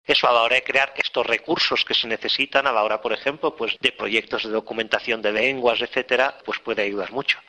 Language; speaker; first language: Spanish; non-native, local second language; Catalan